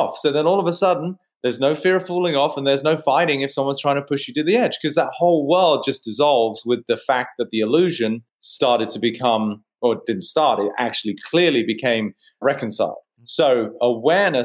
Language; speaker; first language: English; native; English